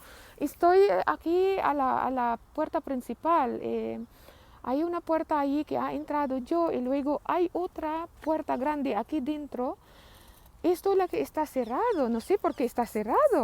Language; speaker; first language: Spanish; non-native, learner; Filipino